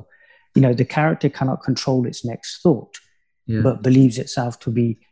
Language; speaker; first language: English; native; English